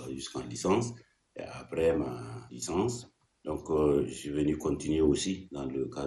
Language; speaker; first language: French; non-native, local second language; Arabic